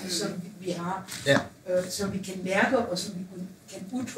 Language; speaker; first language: Danish; non-native, fluent; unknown